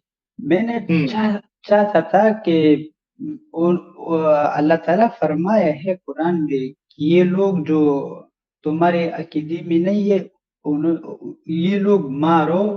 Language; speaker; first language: Hindi; non-native, learner; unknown